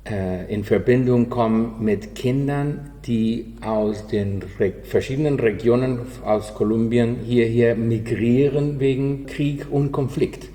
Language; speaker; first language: German; non-native, learner; Spanish